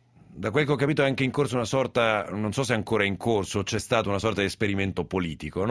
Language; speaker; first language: Italian; native; Italian